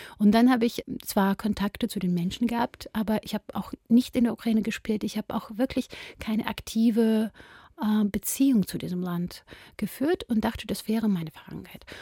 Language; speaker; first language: German; non-native, fluent; Russian